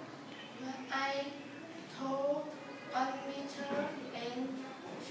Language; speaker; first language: English; non-native, learner; Vietnamese